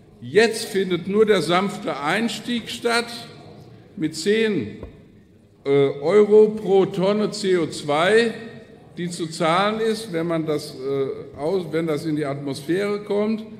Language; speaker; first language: German; native; German